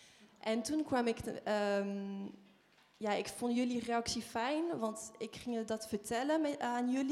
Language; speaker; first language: Dutch; non-native, fluent; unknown